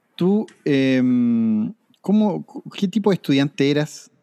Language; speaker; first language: Spanish; native; Spanish